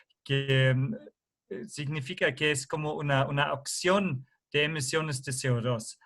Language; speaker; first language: Spanish; non-native, fluent; German